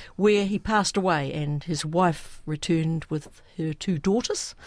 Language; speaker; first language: English; early bilingual, other home language; Sinhala